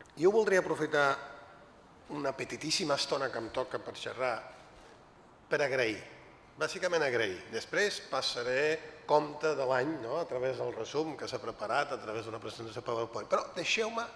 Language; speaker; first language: Catalan; non-native, fluent; Italian